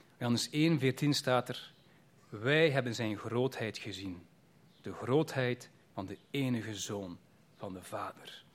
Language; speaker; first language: Dutch; native; Dutch